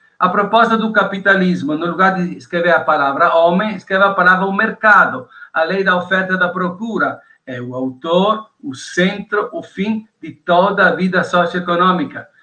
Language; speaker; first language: Portuguese; non-native, fluent; Italian